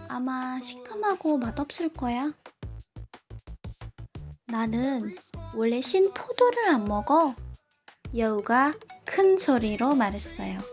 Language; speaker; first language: Korean; non-native, learner; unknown